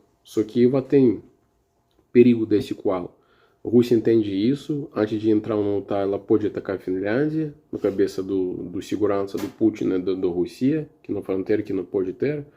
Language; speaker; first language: Portuguese; non-native, learner; Russian